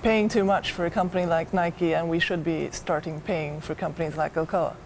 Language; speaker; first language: English; non-native, fluent; Swedish